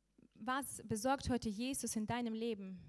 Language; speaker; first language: German; non-native, fluent; Russian